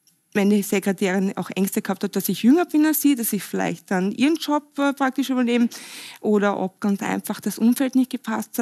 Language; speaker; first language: German; native; German